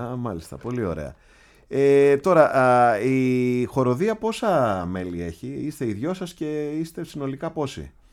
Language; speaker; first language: Greek; native; Greek